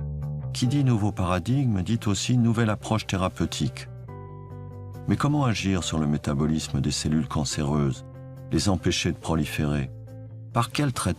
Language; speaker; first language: French; native; French